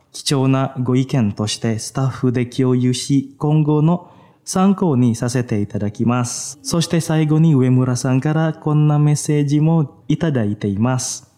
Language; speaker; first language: Japanese; non-native, fluent; Indonesian